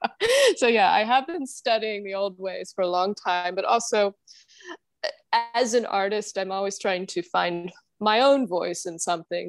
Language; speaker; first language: English; non-native, fluent; German